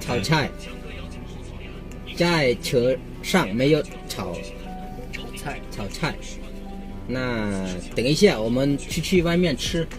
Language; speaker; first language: Chinese; non-native, fluent; Lao